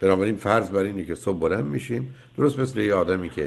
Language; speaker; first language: Persian; native; Persian